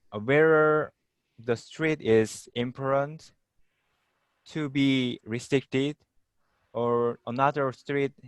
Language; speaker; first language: English; non-native, learner; Korean